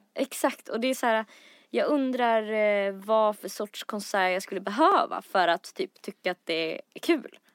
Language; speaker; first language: Swedish; native; Swedish